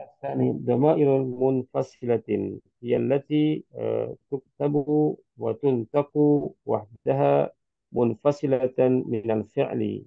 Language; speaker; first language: Indonesian; non-native, learner; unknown